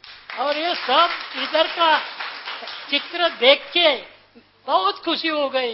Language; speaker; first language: Hindi; non-native, local second language; Marathi